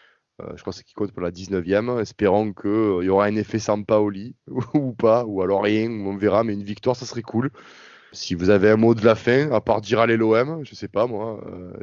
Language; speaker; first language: French; native; French